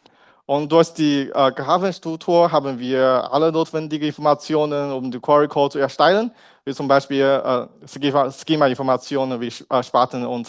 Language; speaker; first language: German; non-native, learner; Chinese